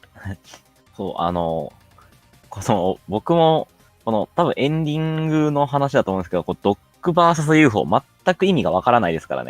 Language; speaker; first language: Japanese; native; Japanese